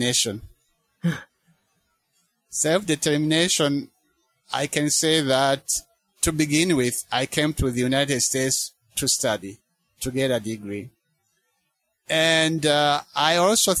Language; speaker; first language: English; non-native, local second language; Kinyarwanda